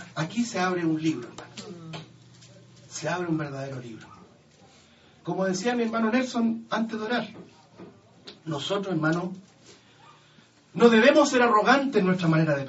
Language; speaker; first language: Spanish; native; Spanish